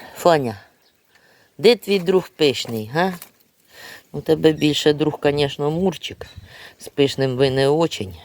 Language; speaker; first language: Ukrainian; native; Ukrainian